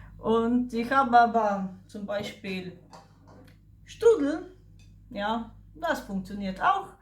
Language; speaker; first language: German; non-native, fluent; Slovenian